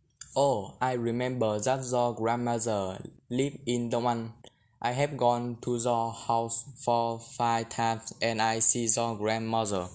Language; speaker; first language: English; non-native, learner; Vietnamese